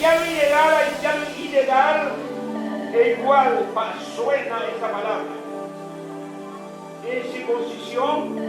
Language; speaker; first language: Spanish; non-native, learner; Haitian Creole